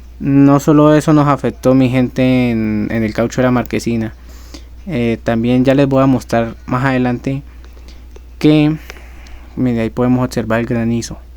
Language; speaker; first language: Spanish; native; Spanish